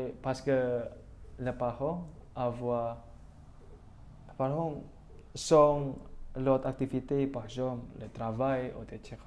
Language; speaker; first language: French; non-native, learner; Indonesian